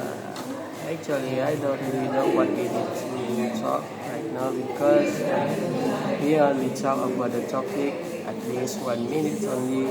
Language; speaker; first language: English; non-native, learner; Indonesian